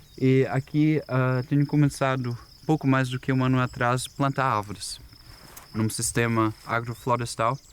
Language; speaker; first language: Portuguese; non-native, fluent; German